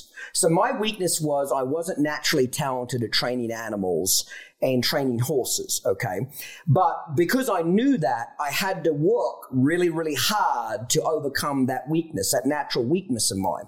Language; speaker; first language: English; native; English